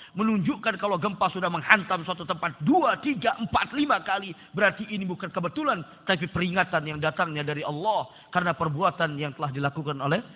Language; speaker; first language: Indonesian; non-native, local second language; Sasak